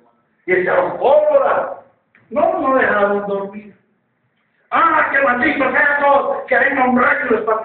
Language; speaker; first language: Spanish; native; Spanish